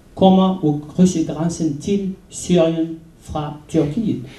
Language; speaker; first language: Danish; non-native, fluent; Arabic